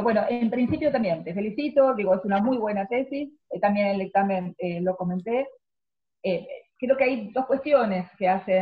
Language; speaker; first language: Spanish; native; Spanish